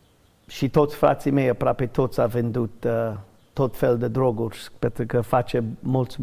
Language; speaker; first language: Romanian; non-native, learner; English